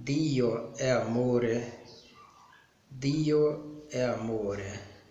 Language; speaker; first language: Italian; non-native, learner; Portuguese